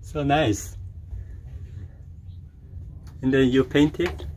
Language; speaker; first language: English; non-native, learner; Korean